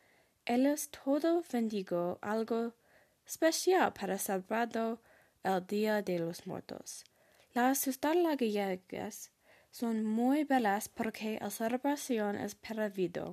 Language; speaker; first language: Spanish; non-native, learner; English